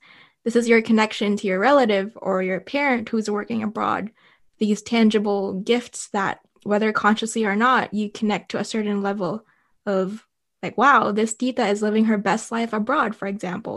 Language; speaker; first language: English; non-native, local second language; Filipino